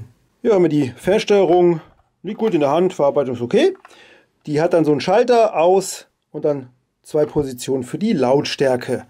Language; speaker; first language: German; native; German